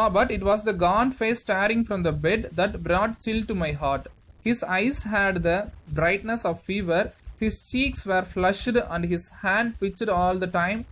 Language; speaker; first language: English; non-native, local second language; Tamil